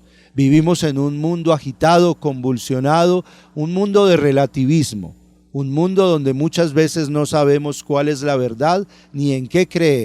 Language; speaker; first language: Spanish; native; Spanish